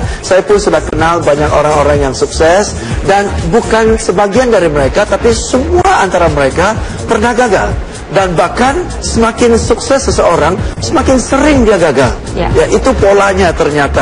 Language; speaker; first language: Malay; non-native, local second language; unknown